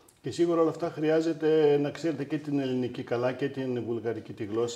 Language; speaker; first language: Greek; native; Greek